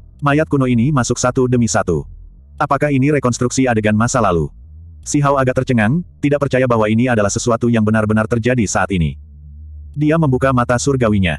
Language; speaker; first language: Indonesian; native; Indonesian